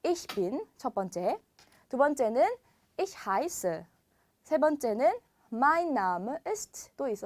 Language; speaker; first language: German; non-native, fluent; Korean